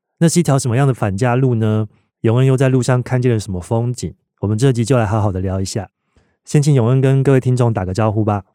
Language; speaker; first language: Chinese; native; Chinese